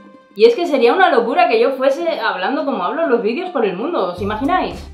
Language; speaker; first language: Spanish; native; Spanish